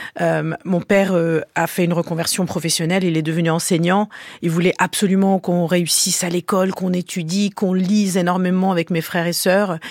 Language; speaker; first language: French; early bilingual, other home language; Arabic